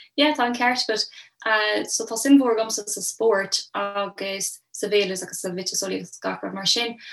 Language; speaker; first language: Irish; native; Irish